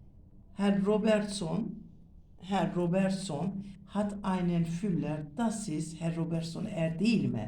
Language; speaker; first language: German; non-native, fluent; Turkish